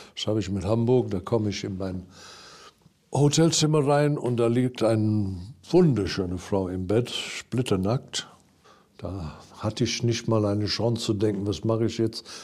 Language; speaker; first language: German; non-native, fluent; English